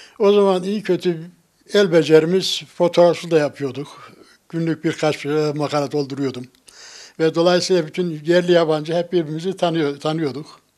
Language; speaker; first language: Turkish; native; Turkish